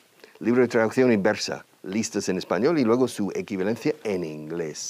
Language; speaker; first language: Spanish; non-native, fluent; English